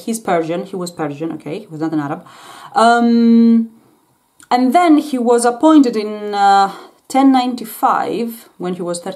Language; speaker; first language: English; non-native, fluent; Greek